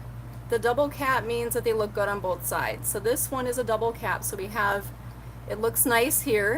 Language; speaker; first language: English; native; English